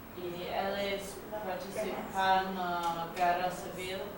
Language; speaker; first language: Portuguese; non-native, learner; English